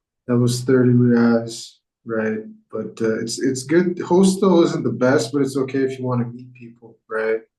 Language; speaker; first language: English; non-native, fluent; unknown